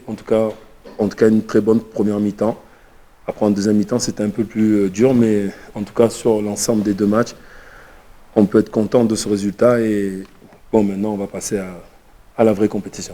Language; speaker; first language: French; native; French